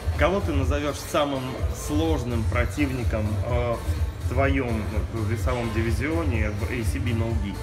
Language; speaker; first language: Russian; native; Russian